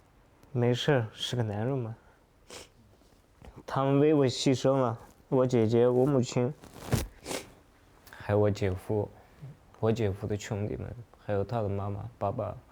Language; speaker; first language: Chinese; non-native, local second language; Uyghur